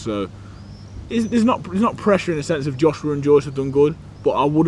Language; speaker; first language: English; native; English